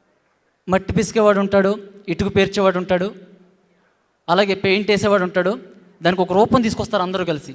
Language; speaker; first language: Telugu; native; Telugu